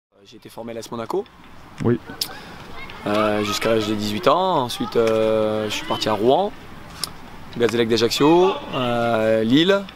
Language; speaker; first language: French; native; French